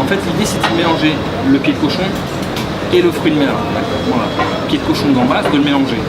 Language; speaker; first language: French; native; French